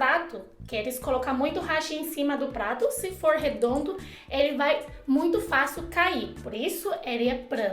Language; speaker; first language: Portuguese; non-native, fluent; Chinese